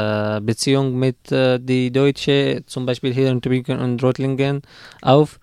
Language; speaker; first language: German; non-native, learner; Arabic